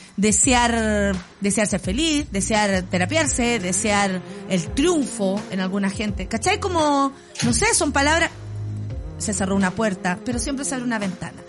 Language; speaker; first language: Spanish; native; Spanish